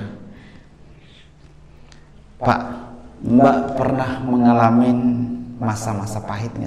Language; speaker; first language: Indonesian; native; Indonesian